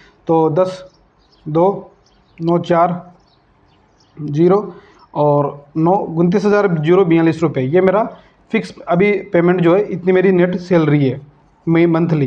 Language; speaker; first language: Hindi; native; Hindi